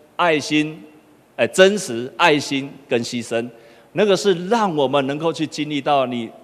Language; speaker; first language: Chinese; native; Chinese